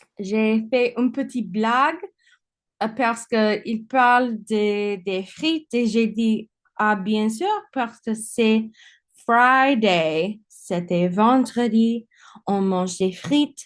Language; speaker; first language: French; non-native, learner; English